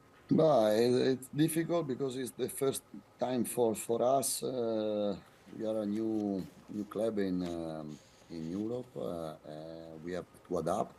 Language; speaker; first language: English; non-native, fluent; Italian